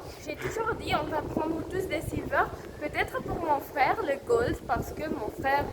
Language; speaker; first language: French; non-native, fluent; English